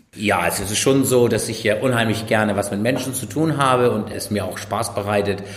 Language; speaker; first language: German; native; German